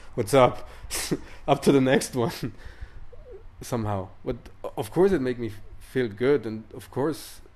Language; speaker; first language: English; non-native, fluent; Italian